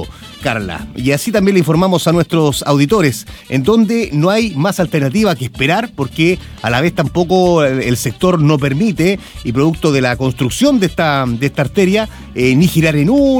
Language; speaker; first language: Spanish; native; Spanish